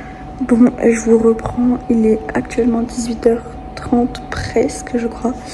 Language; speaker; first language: French; native; French